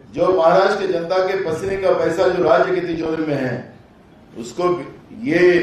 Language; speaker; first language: Hindi; non-native, local second language; Marathi